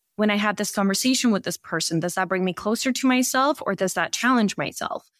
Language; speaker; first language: English; early bilingual, other home language; Bosnian